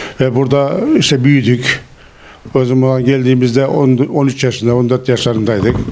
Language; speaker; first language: Turkish; native; Turkish